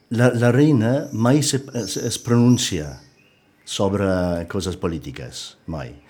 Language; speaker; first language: Catalan; non-native, fluent; English